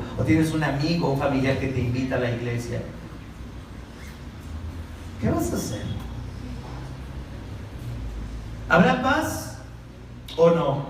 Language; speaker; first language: Spanish; native; Spanish